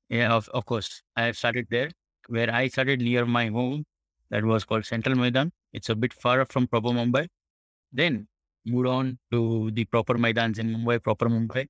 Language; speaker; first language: English; non-native, local second language; Marathi